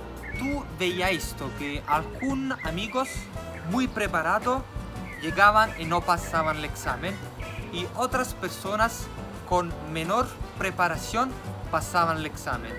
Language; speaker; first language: Spanish; non-native, fluent; Italian